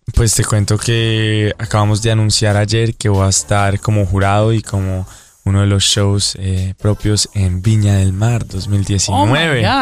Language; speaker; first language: Spanish; native; Spanish